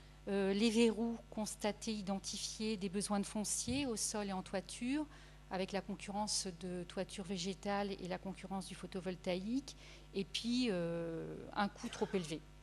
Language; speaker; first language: French; native; French